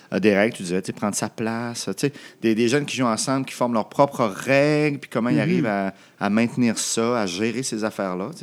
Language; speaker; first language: French; native; French